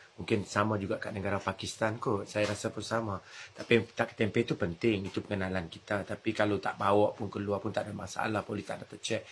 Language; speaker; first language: Malay; native; Malay